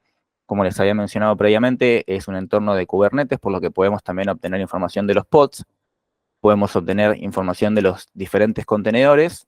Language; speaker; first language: Spanish; native; Spanish